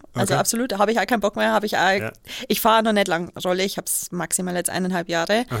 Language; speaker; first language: German; native; German